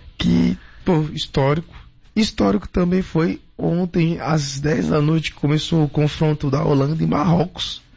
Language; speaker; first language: Portuguese; native; Portuguese